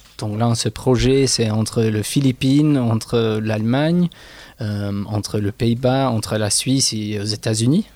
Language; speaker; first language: French; non-native, fluent; English